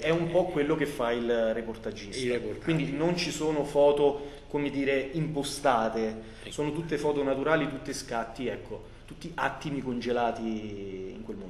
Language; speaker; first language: Italian; native; Italian